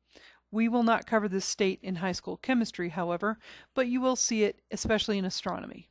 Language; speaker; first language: English; native; English